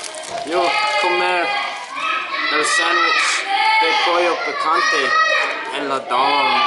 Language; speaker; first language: Spanish; non-native, learner; English